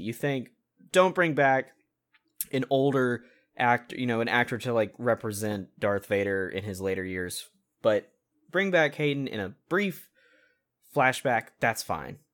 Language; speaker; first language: English; native; English